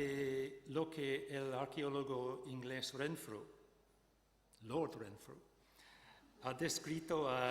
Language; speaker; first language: Spanish; non-native, fluent; English